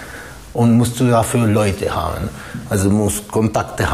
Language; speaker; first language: German; non-native, fluent; Spanish